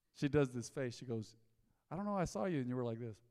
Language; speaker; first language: English; native; English